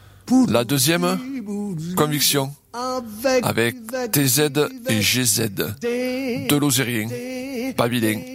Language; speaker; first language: French; native; French